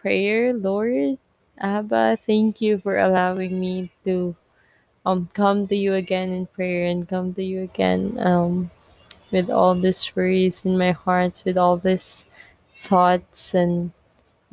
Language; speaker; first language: English; non-native, local second language; Filipino